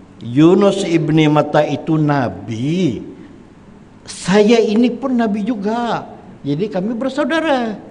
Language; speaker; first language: Malay; native; Malay